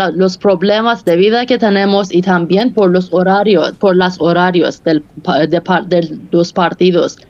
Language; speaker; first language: Spanish; non-native, fluent; Persian